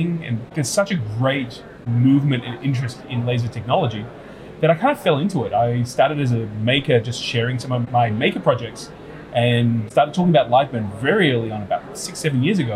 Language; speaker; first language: English; native; English